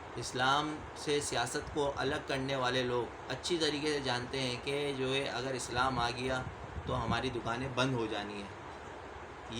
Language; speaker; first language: Urdu; native; Urdu